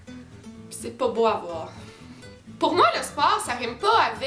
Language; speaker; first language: French; native; French